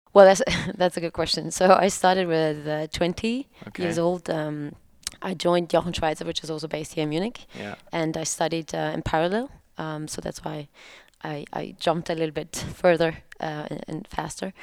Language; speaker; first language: English; non-native, fluent; German